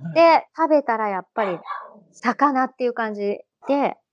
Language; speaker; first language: Japanese; native; Japanese